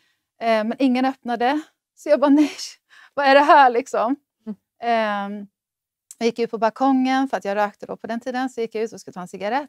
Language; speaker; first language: Swedish; native; Swedish